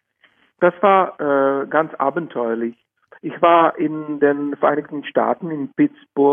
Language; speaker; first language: German; non-native, fluent; Czech